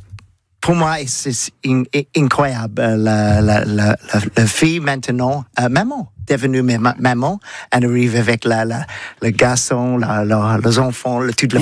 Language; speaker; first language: French; non-native, learner; English